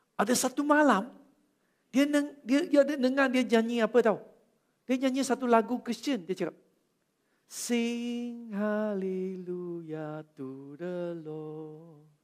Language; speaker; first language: Malay; non-native, local second language; Chinese